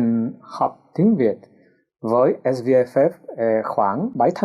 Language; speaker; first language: Vietnamese; non-native, learner; Spanish